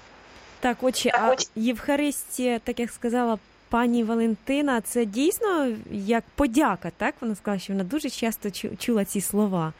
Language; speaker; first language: Ukrainian; native; Ukrainian